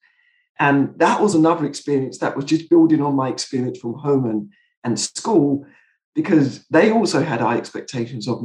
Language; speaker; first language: English; native; English